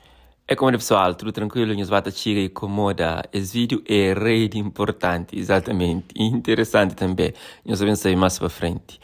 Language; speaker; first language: Portuguese; non-native, local second language; Kabuverdianu